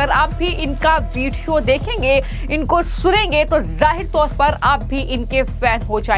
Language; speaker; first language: Hindi; native; Hindi